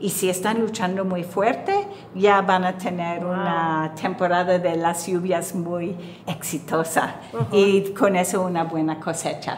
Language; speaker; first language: Spanish; non-native, fluent; English